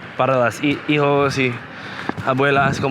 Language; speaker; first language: Spanish; non-native, learner; English